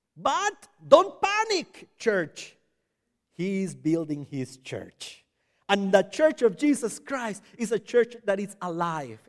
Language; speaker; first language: English; non-native, fluent; Spanish